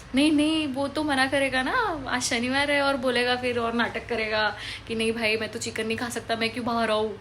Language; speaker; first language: Hindi; non-native, local second language; Marathi